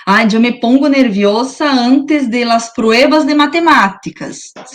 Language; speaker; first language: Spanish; non-native, fluent; Portuguese